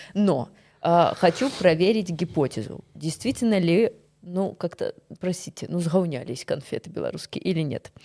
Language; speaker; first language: Russian; native; Russian